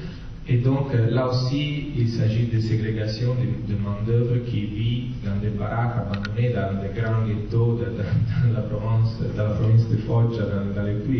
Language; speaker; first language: French; non-native, fluent; Italian